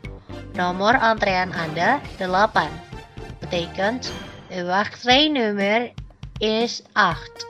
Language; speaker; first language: Dutch; non-native, fluent; Indonesian